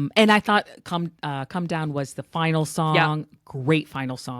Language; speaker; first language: English; native; English